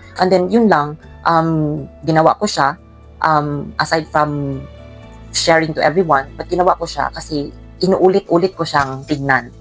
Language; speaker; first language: Filipino; non-native, local second language; Cebuano